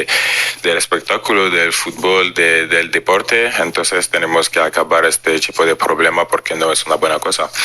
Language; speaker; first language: Spanish; non-native, fluent; French